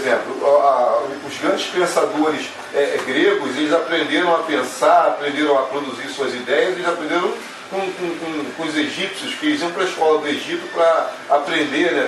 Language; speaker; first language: Portuguese; native; Portuguese